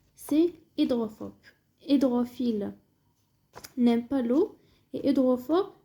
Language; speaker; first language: French; non-native, local second language; Arabic